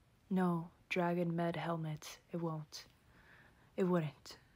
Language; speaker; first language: English; early bilingual, other home language; Spanish